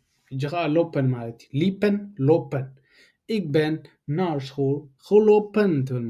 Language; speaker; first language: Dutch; non-native, learner; Tigrinya